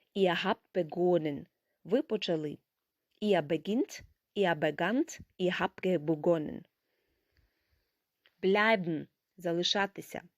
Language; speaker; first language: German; non-native, fluent; Ukrainian